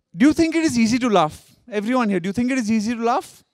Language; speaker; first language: English; non-native, local second language; Hindi